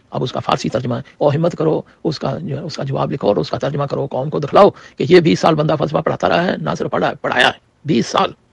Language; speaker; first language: Urdu; non-native, local second language; Punjabi